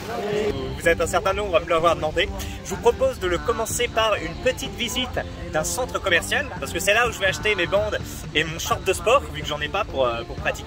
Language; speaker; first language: French; native; French